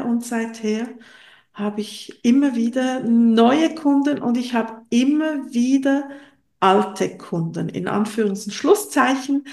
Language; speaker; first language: German; non-native, local second language; French